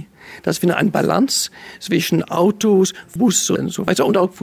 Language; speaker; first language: German; non-native, fluent; Danish